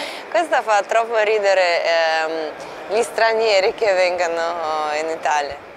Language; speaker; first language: Italian; non-native, fluent; Russian